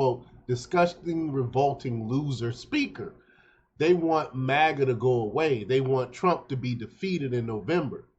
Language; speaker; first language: English; native; English